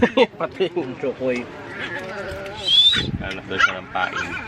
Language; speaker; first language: Filipino; non-native, local second language; Bikol